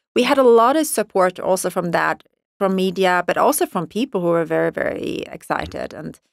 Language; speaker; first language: English; non-native, fluent; Swedish